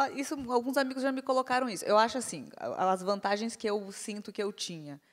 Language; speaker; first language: Portuguese; native; Portuguese